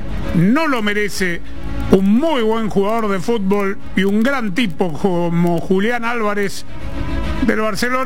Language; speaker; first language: Spanish; native; Spanish